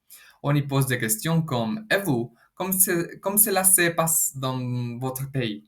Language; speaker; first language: French; non-native, fluent; Spanish